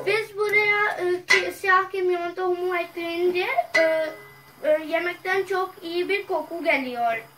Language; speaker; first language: Turkish; non-native, learner; Urdu